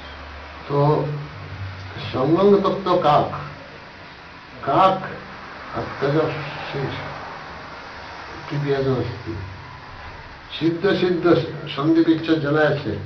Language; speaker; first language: Russian; non-native, learner; Bangla